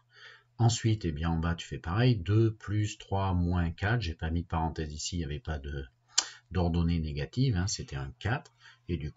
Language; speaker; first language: French; native; French